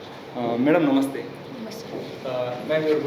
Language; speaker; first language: Telugu; non-native, local second language; Hindi